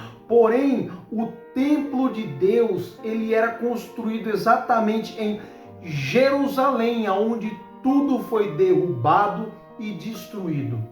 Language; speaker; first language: Portuguese; native; Portuguese